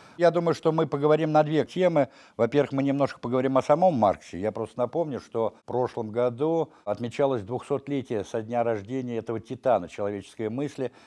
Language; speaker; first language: Russian; native; Russian